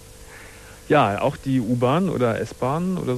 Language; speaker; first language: German; native; German